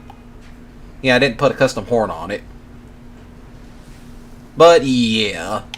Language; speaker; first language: English; native; English